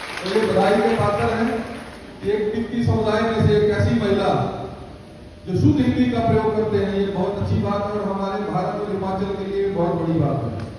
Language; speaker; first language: Hindi; native; Hindi